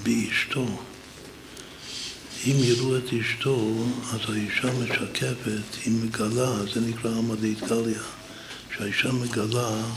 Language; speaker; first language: Hebrew; non-native, fluent; English